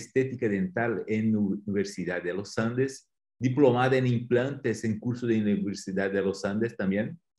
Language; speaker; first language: Spanish; non-native, fluent; Portuguese